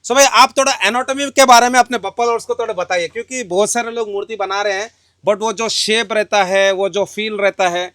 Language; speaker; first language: Hindi; non-native, local second language; Telugu